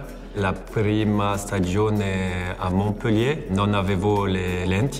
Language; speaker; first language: Italian; non-native, fluent; French